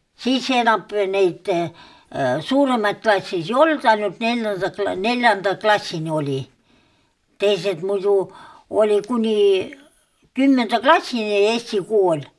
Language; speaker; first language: Estonian; early bilingual, heritage; Estonian